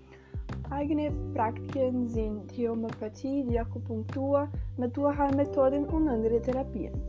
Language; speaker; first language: German; non-native, learner; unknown